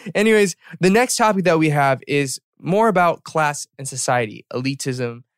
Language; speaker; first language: English; native; English